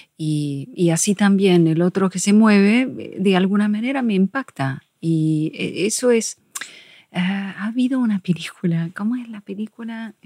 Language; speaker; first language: Spanish; non-native, fluent; English